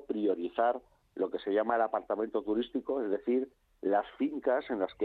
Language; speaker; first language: Spanish; native; Spanish